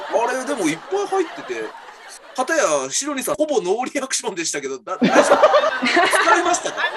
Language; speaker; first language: Japanese; native; Japanese